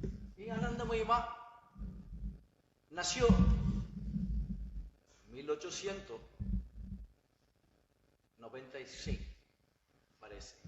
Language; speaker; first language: Spanish; non-native, learner; Bangla